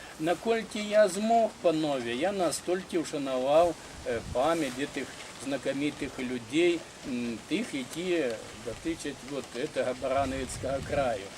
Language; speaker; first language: Belarusian; native; Belarusian